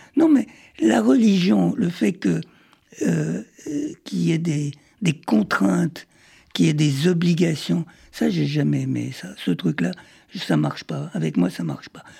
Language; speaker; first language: French; early bilingual, other home language; Arabic